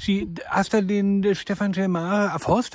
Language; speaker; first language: Romanian; non-native, learner; German